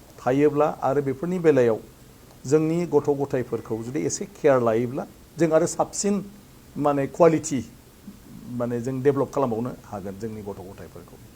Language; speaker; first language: Bodo; native; Bodo